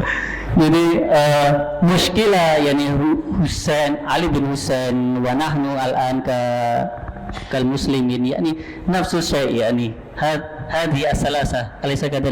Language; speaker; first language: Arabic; non-native, learner; Indonesian